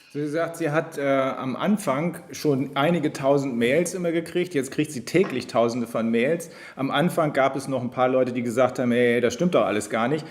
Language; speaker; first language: German; native; German